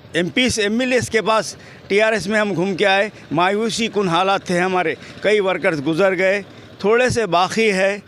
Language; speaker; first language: Urdu; native; Urdu